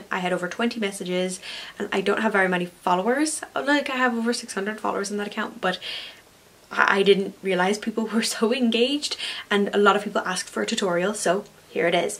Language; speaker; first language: English; native; English